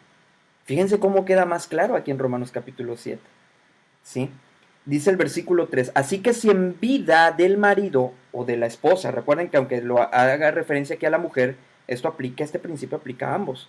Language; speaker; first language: Spanish; native; Spanish